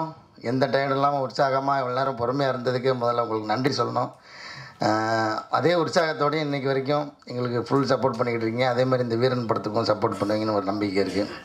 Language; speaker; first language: Tamil; native; Tamil